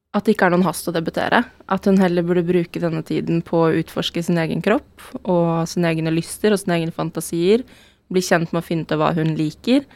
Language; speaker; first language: Norwegian; native; Norwegian